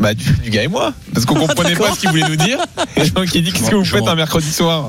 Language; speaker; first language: French; native; French